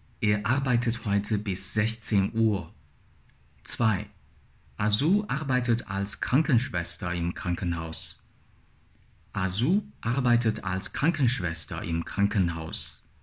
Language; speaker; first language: German; non-native, fluent; Chinese